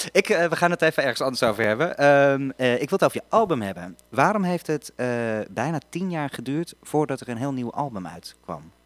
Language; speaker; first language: Dutch; native; Dutch